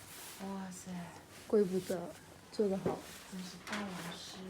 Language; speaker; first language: Chinese; non-native, learner; Indonesian